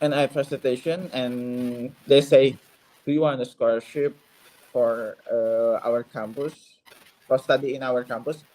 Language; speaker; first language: English; non-native, learner; Indonesian